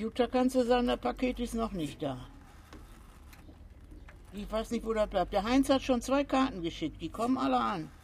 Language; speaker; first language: German; native; German